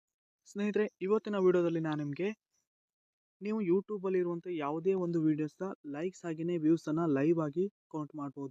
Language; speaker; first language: Kannada; native; Kannada